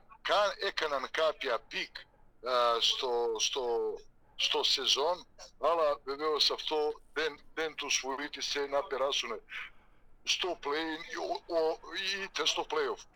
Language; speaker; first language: Greek; non-native, fluent; Serbian